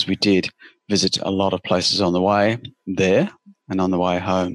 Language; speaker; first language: English; native; English